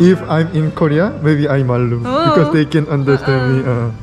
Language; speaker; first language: English; non-native, learner; Korean